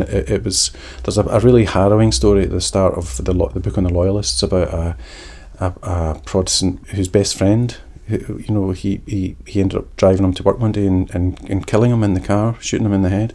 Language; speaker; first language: English; native; English